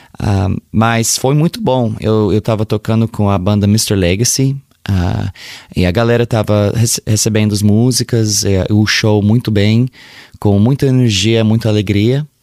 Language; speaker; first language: Portuguese; early bilingual, heritage; Portuguese